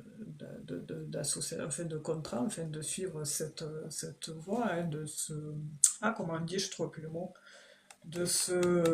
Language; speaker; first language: French; native; French